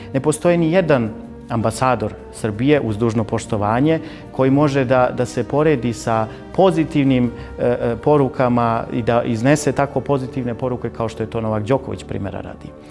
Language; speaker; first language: Bosnian; early bilingual, heritage; Bosnian